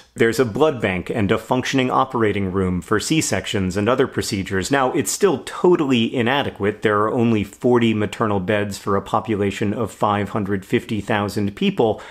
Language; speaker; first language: English; native; English